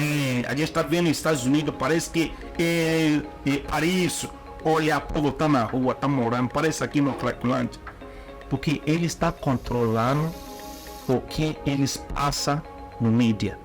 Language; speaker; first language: Portuguese; non-native, learner; Igbo